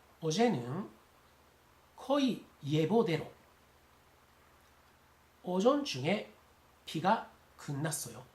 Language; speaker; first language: Korean; non-native, learner; Japanese